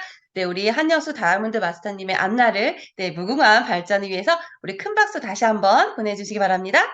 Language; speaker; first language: Korean; native; Korean